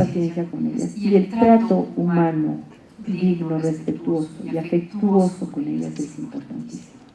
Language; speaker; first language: Spanish; native; Spanish